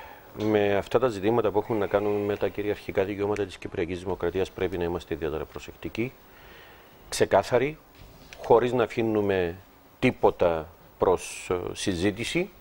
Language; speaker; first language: Greek; native; Greek